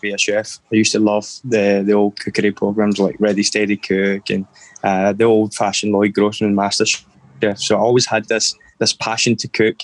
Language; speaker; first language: English; native; English